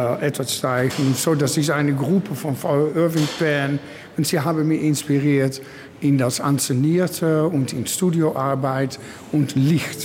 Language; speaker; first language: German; non-native, learner; Dutch